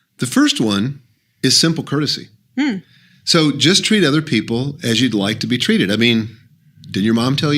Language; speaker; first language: English; native; English